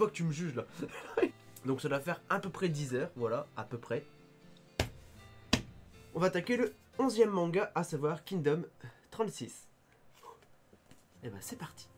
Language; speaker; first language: French; native; French